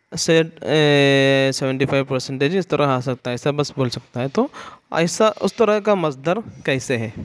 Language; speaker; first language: Urdu; non-native, fluent; Malayalam